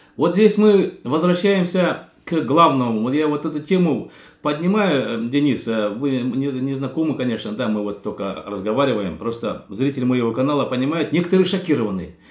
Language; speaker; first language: Russian; non-native, local second language; Kazakh